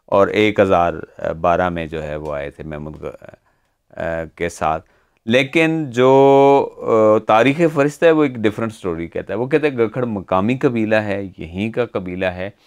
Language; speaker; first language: Urdu; native; Urdu